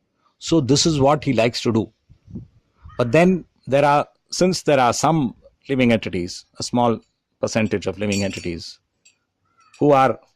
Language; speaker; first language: English; non-native, local second language; Tamil